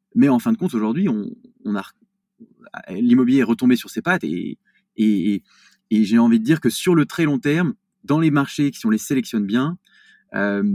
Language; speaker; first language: French; native; French